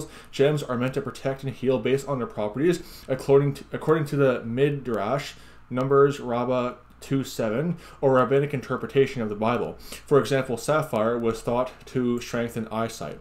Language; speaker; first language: English; native; English